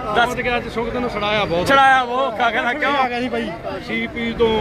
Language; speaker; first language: Punjabi; native; Punjabi